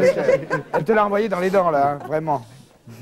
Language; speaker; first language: French; native; French